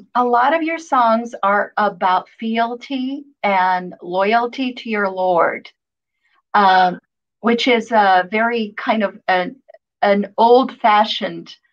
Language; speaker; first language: English; non-native, fluent; Hebrew